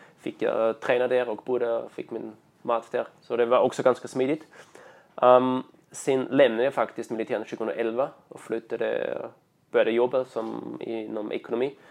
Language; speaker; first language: Swedish; non-native, fluent; German